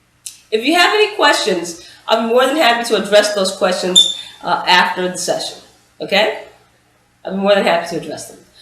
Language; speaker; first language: English; native; English